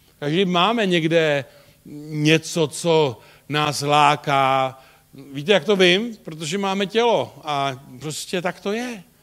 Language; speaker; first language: Czech; native; Czech